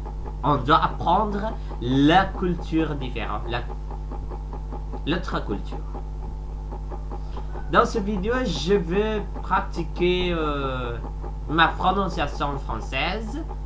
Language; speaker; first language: French; non-native, learner; Sasak